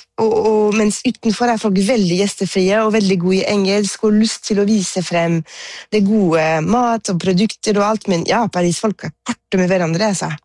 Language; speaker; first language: Norwegian; non-native, fluent; French